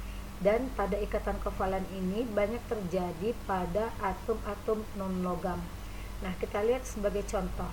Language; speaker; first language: Indonesian; native; Indonesian